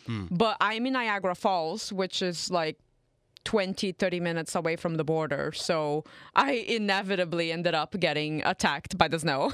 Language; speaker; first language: English; non-native, fluent; Portuguese